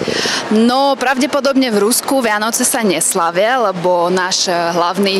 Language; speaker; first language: Slovak; non-native, fluent; Russian